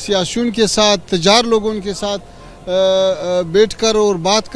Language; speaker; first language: Hindi; non-native, fluent; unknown